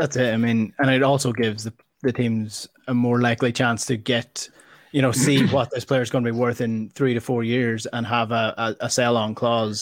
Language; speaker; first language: English; native; English